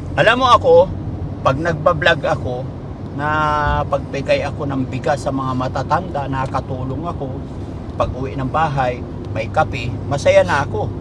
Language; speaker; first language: Filipino; native; Filipino